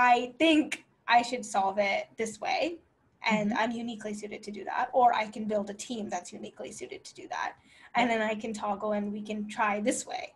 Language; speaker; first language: English; native; English